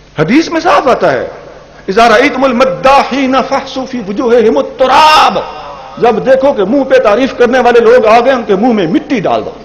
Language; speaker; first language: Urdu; non-native, local second language; Punjabi